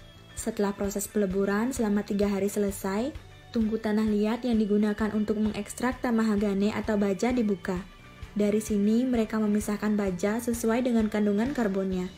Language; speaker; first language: Indonesian; native; Indonesian